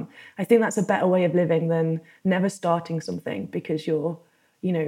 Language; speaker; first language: English; native; English